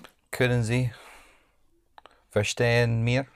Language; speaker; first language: German; non-native, learner; English